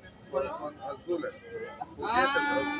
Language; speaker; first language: Spanish; non-native, learner; English